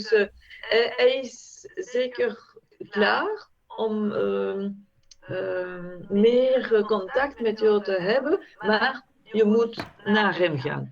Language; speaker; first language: Dutch; non-native, fluent; French